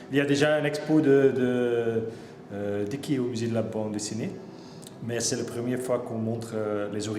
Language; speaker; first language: French; non-native, local second language; Dutch